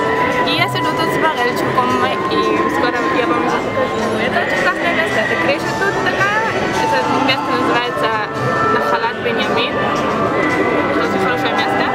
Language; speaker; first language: Russian; early bilingual, heritage; Russian